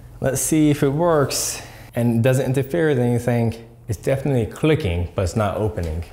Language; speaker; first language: English; native; English